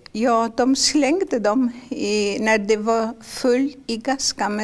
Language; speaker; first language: Swedish; non-native, fluent; Polish